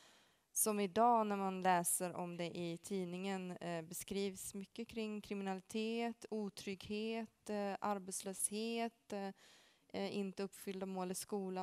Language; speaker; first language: Swedish; native; Swedish